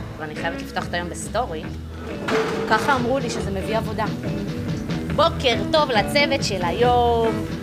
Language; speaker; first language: Hebrew; early bilingual, other home language; Russian